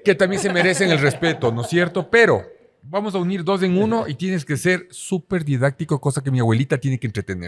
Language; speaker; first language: Spanish; native; Spanish